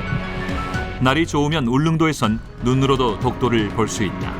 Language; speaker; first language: Korean; native; Korean